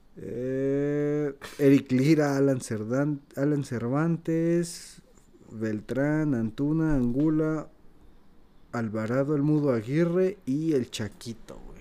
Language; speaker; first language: Spanish; native; Spanish